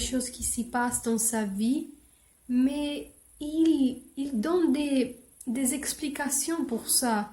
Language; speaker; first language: French; non-native, learner; English